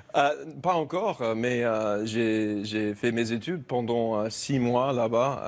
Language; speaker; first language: French; non-native, fluent; English